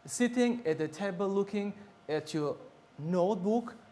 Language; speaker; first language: English; non-native, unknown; Tajik